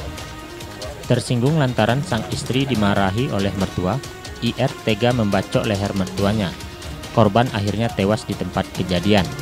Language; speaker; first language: Indonesian; native; Indonesian